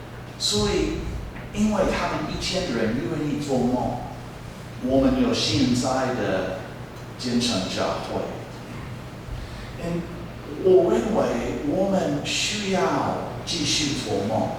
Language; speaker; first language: Chinese; non-native, fluent; English